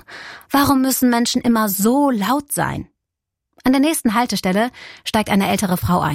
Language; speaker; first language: German; native; German